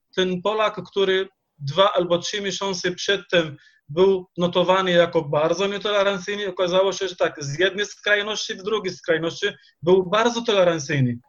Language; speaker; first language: Polish; non-native, fluent; Arabic